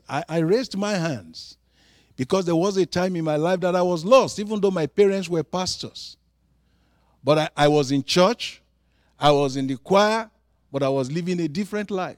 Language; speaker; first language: English; non-native, local second language; Yoruba